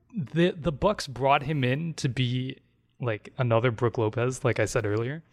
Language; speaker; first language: English; native; English